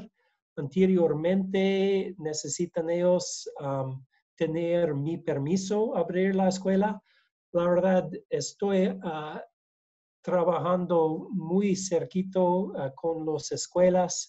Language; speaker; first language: Spanish; non-native, learner; English